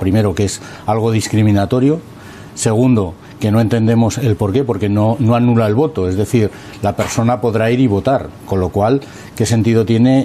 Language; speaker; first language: Spanish; native; Spanish